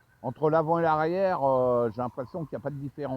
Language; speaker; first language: French; native; French